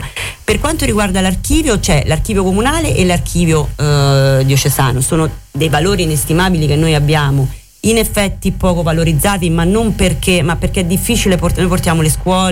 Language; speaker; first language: Italian; native; Italian